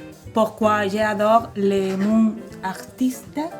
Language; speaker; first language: French; non-native, learner; Spanish